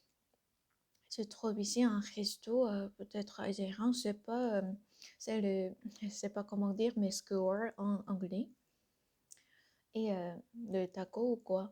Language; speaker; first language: French; non-native, learner; Korean